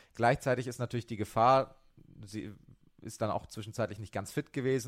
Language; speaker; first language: German; native; German